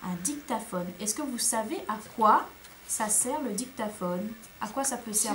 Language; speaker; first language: French; native; French